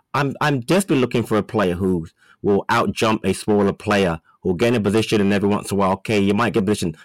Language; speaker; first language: English; native; English